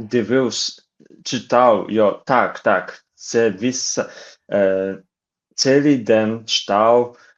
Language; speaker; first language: Ukrainian; non-native, learner; Japanese